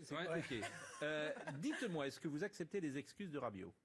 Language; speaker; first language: French; native; French